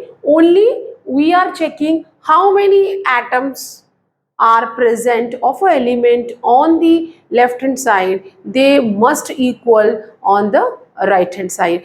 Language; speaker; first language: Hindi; native; Hindi